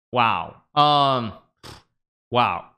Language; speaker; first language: English; native; English